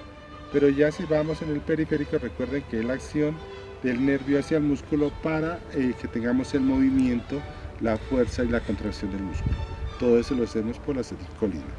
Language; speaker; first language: Spanish; native; Spanish